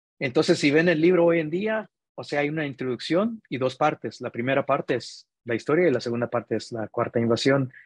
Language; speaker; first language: Spanish; early bilingual, heritage; Spanish